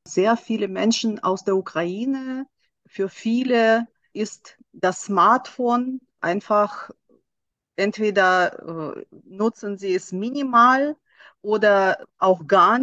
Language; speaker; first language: German; non-native, fluent; Russian